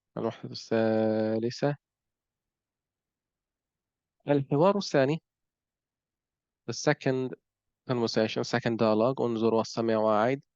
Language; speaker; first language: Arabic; non-native, fluent; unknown